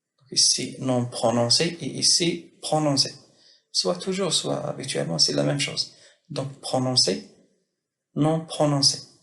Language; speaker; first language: French; non-native, local second language; Arabic